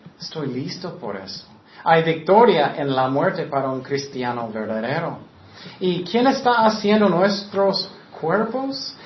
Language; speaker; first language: Spanish; non-native, fluent; English